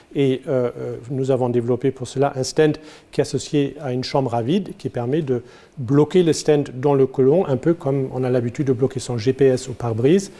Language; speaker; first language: French; non-native, fluent; German